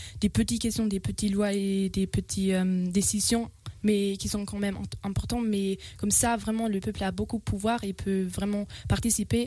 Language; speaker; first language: French; non-native, local second language; Swiss German